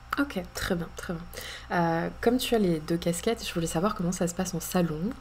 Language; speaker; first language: French; native; French